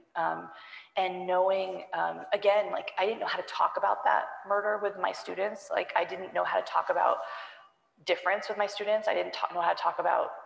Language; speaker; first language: English; native; English